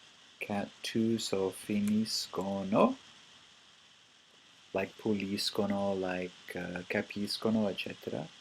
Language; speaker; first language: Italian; non-native, fluent; English